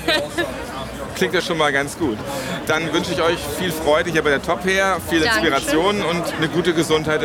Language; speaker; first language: German; native; German